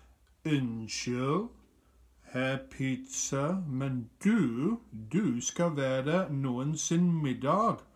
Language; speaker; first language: Norwegian; non-native, fluent; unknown